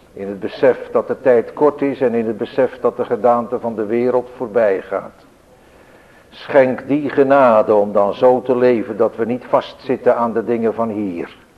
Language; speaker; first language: Dutch; native; Dutch